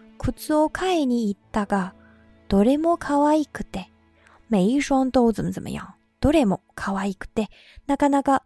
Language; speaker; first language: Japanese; non-native, fluent; Chinese